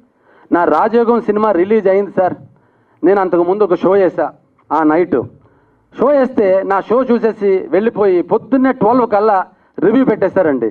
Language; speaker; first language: Telugu; native; Telugu